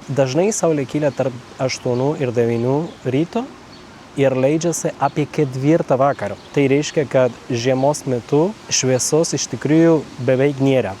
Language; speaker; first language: Lithuanian; non-native, fluent; Spanish